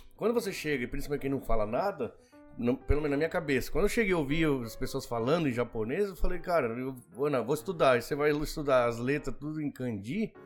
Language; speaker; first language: Portuguese; early bilingual, other home language; Spanish